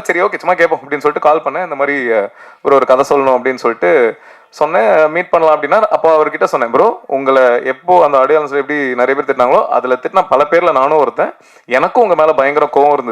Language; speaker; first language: Tamil; native; Tamil